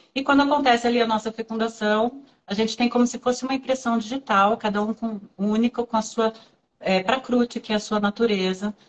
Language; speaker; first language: Portuguese; native; Portuguese